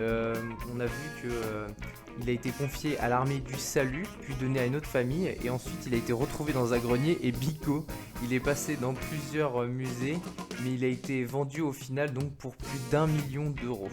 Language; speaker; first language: French; native; French